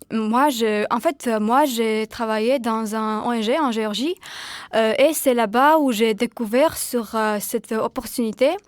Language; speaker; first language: French; non-native, fluent; Georgian